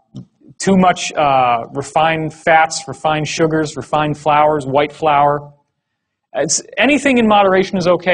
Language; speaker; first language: English; native; English